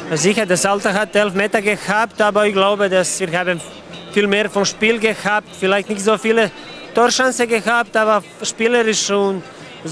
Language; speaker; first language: German; non-native, fluent; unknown